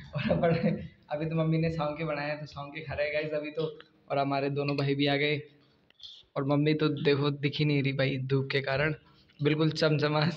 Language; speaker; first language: Hindi; native; Hindi